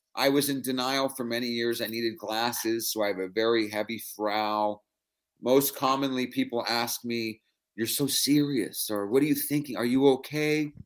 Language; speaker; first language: English; native; English